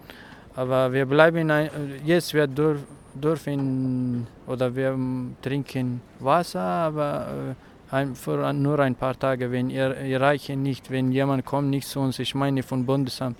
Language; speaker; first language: German; non-native, learner; Persian